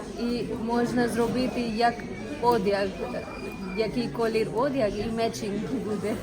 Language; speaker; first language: Ukrainian; non-native, learner; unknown